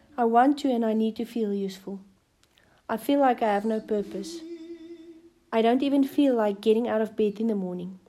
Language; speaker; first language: English; non-native, fluent; Afrikaans